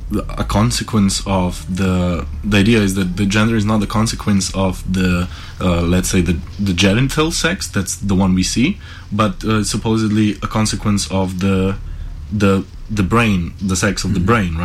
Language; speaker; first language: English; non-native, fluent; Slovenian